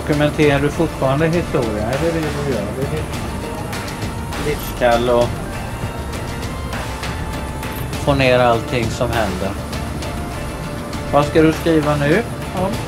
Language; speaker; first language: Swedish; native; Swedish